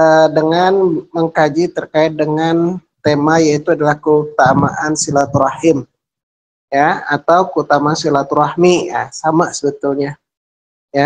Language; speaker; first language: Indonesian; native; Indonesian